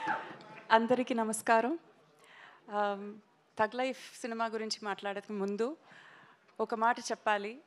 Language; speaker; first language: Telugu; non-native, learner; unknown